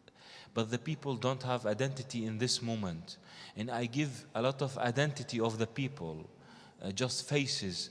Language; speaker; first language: English; non-native, learner; Arabic